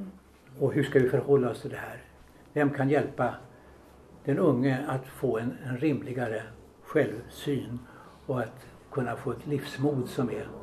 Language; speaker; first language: Swedish; native; Swedish